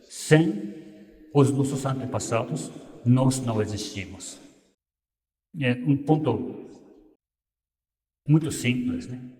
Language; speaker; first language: Portuguese; non-native, fluent; Japanese